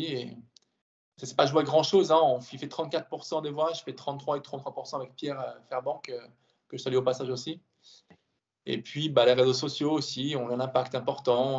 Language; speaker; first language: French; native; French